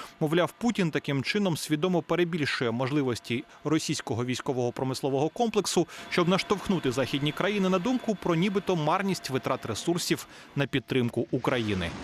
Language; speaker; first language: Ukrainian; native; Ukrainian